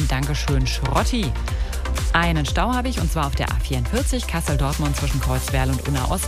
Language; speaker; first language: German; native; German